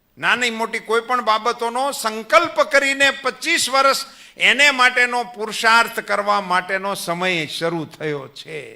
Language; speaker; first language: Gujarati; native; Gujarati